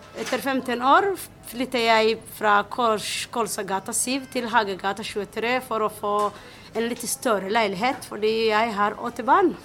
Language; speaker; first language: Norwegian; non-native, fluent; Somali